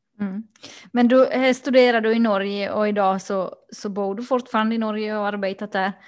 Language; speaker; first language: Swedish; native; Swedish